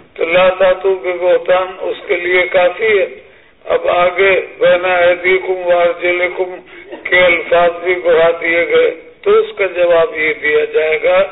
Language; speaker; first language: Urdu; native; Urdu